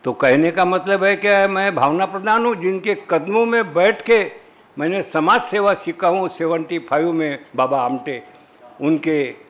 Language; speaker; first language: Hindi; non-native, local second language; Marathi